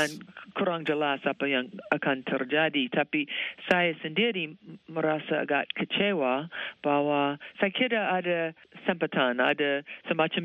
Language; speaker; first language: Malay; non-native, fluent; English